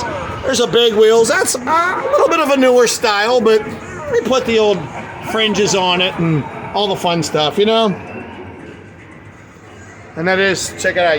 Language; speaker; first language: English; native; English